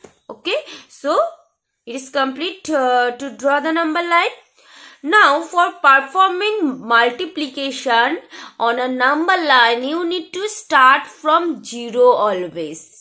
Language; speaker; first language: English; non-native, local second language; Bangla